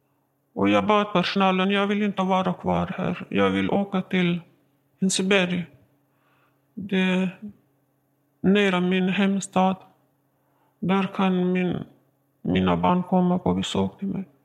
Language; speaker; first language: Swedish; non-native, learner; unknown